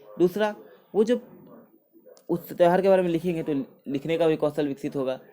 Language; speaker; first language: Hindi; native; Hindi